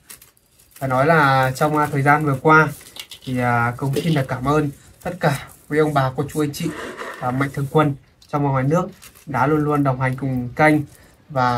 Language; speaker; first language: Vietnamese; native; Vietnamese